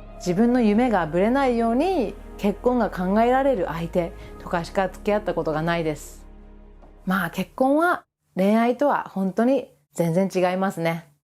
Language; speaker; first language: Japanese; early bilingual, other home language; English